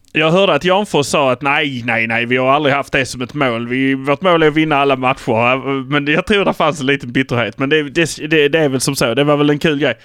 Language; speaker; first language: Swedish; native; Swedish